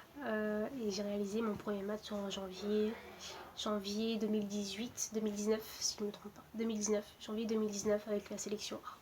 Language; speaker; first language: French; early bilingual, other home language; Portuguese